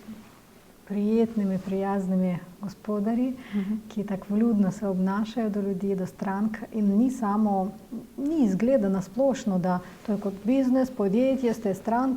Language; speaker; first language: Slovenian; non-native, fluent; Ukrainian